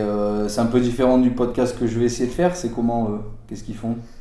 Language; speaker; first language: French; native; French